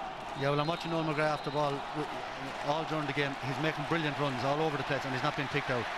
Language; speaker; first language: English; native; English